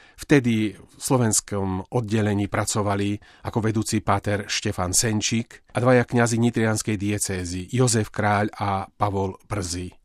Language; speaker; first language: Slovak; native; Slovak